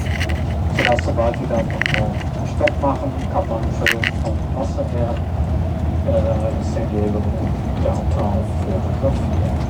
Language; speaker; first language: German; non-native, fluent; English